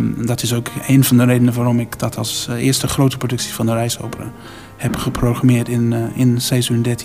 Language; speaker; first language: Dutch; non-native, fluent; English